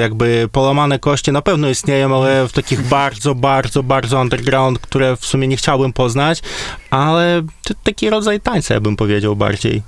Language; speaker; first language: Polish; non-native, fluent; Ukrainian